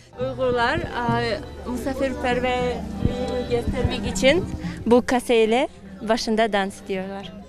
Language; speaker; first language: Turkish; non-native, fluent; Uyghur